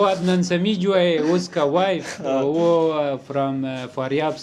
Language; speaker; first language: Hindi; non-native, learner; Persian